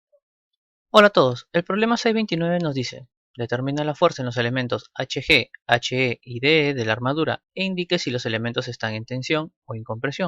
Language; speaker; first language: Spanish; native; Spanish